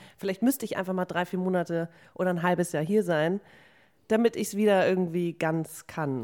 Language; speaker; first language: German; native; German